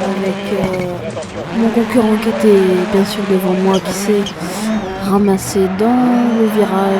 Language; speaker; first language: French; native; French